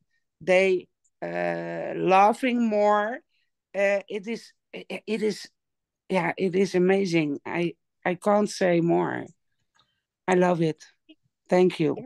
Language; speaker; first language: English; non-native, learner; Dutch